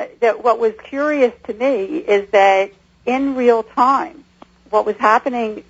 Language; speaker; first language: English; native; English